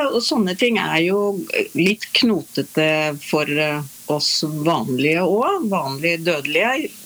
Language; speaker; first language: Norwegian; native; Norwegian